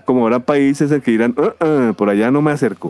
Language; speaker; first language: Spanish; native; Spanish